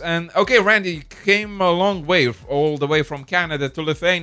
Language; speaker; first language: English; non-native, fluent; Lithuanian